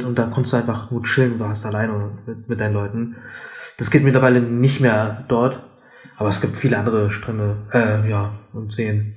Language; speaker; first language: German; native; German